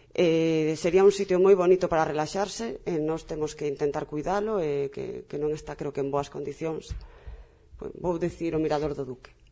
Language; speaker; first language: Galician; non-native, local second language; Spanish